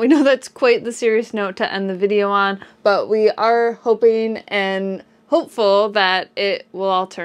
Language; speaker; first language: English; native; English